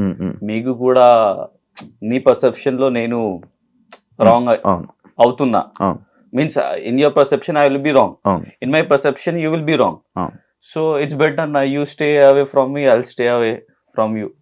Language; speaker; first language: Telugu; non-native, learner; Hindi